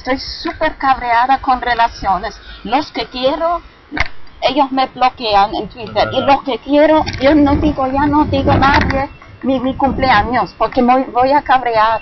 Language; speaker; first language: Spanish; non-native, fluent; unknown